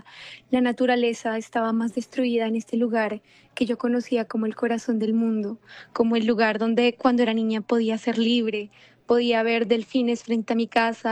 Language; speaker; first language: Spanish; native; Spanish